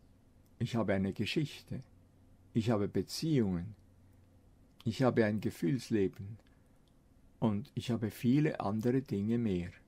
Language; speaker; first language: German; non-native, fluent; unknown